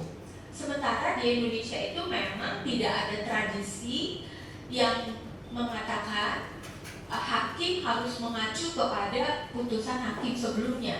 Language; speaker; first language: Indonesian; native; Indonesian